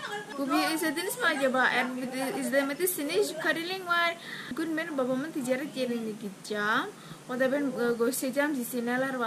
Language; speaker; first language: Turkish; non-native, learner; Javanese